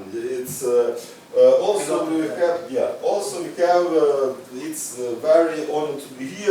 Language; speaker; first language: English; non-native, learner; Ukrainian